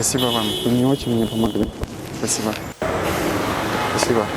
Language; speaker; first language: Russian; non-native, local second language; Kyrgyz